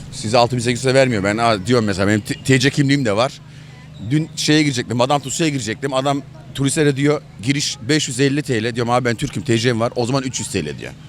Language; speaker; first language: Turkish; native; Turkish